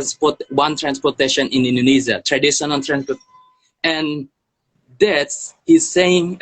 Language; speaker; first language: English; non-native, learner; Indonesian